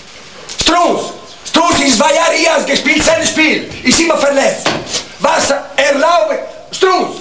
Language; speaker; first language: German; non-native, learner; Italian